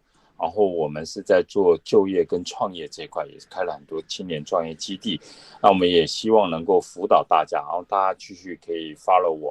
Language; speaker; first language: Chinese; native; Chinese